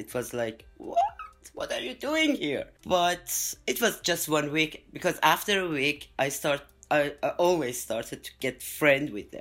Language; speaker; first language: English; non-native, fluent; Persian